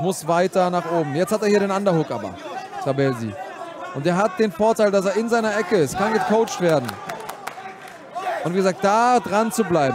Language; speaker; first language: German; native; German